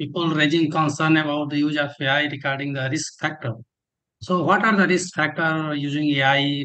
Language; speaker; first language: English; non-native, local second language; Hindi